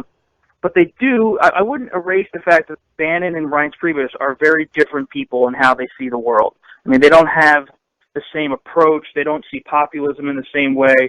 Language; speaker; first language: English; native; English